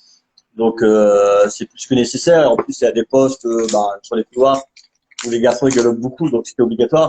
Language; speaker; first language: French; native; French